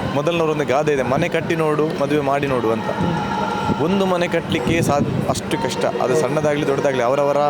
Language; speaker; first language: Kannada; non-native, local second language; Tulu